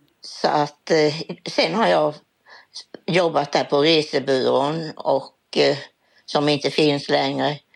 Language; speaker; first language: Swedish; native; Swedish